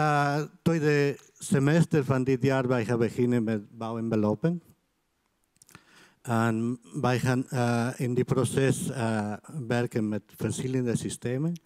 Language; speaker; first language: Dutch; non-native, fluent; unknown